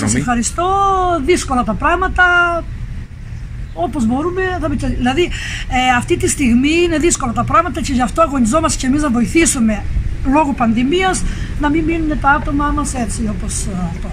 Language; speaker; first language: Greek; native; Greek